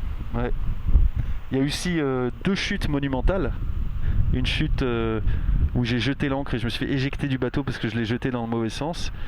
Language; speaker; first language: French; native; French